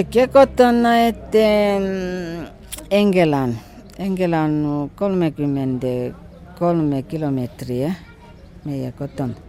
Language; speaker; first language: Finnish; non-native, fluent; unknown